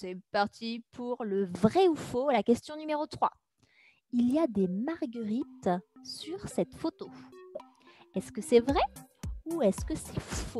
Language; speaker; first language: French; native; French